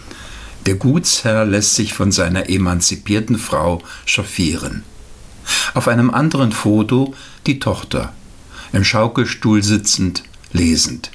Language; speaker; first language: German; native; German